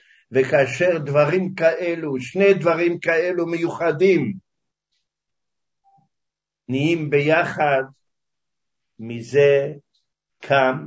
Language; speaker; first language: Hebrew; early bilingual, other home language; Hungarian